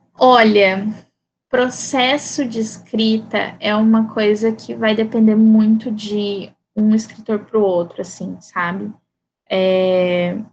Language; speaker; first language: Portuguese; native; Portuguese